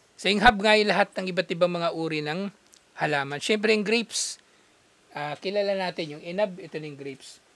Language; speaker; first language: Filipino; native; Filipino